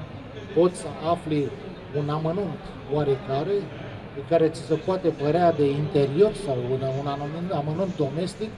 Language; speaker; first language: Romanian; native; Romanian